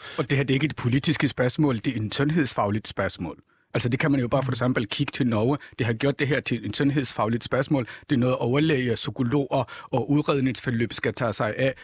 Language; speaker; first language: Danish; non-native, fluent; Somali